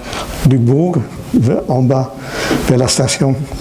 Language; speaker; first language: French; non-native, fluent; English